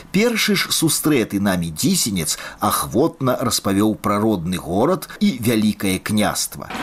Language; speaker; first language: Belarusian; native; Belarusian